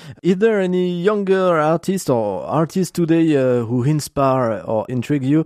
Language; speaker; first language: English; non-native, learner; French